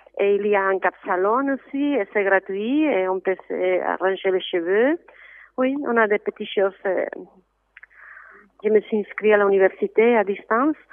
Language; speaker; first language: French; non-native, fluent; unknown